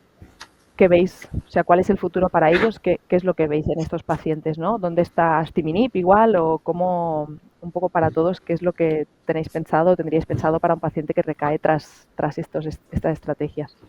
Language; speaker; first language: Spanish; native; Spanish